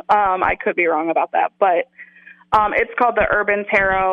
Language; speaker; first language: English; native; English